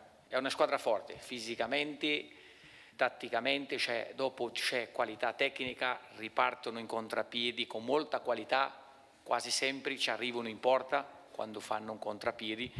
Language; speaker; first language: Italian; non-native, fluent; Portuguese